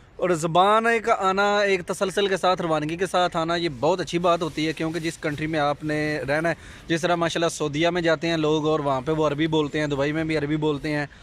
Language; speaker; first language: Urdu; non-native, local second language; Punjabi